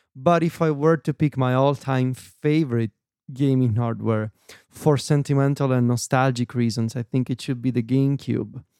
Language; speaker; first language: English; non-native, fluent; Italian